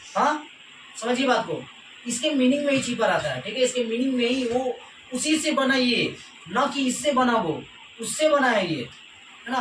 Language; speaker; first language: Hindi; native; Hindi